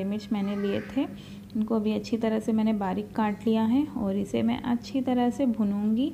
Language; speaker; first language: Hindi; native; Hindi